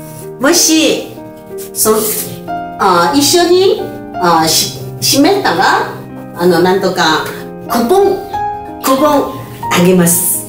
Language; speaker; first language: Japanese; non-native, learner; Chinese